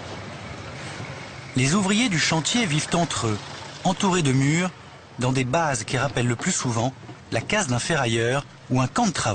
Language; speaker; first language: French; native; French